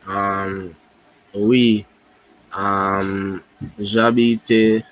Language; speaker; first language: French; non-native, learner; English